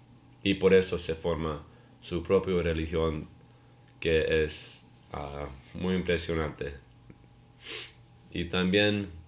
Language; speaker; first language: Spanish; non-native, learner; English